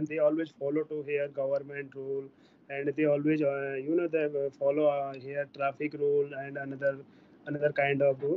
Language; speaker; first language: English; non-native, learner; Hindi